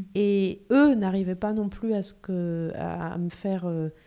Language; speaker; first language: French; native; French